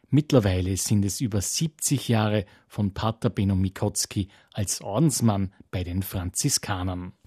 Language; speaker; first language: German; native; German